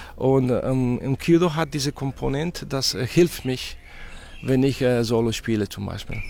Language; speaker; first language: German; non-native, fluent; Spanish